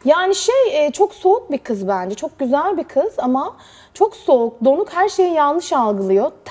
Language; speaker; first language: Turkish; native; Turkish